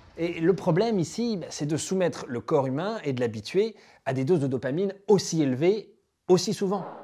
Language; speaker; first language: French; native; French